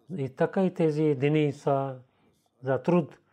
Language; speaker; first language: Bulgarian; non-native, learner; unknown